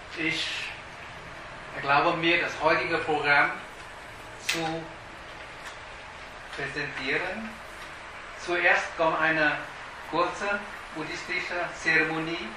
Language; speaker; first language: German; non-native, fluent; Vietnamese